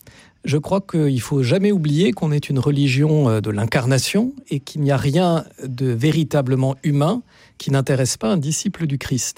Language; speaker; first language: French; native; French